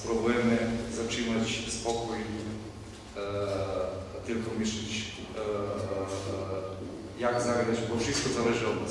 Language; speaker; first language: Polish; non-native, fluent; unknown